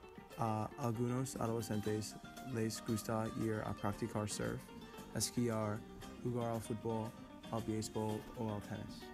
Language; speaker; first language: Spanish; non-native, learner; English